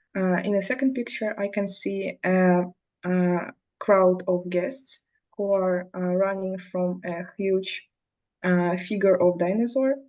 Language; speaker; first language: English; non-native, fluent; Russian